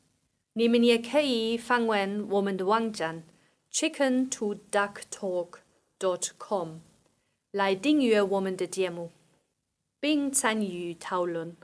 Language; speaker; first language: Chinese; non-native, fluent; English